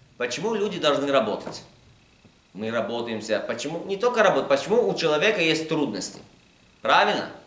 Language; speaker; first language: Russian; early bilingual, heritage; Russian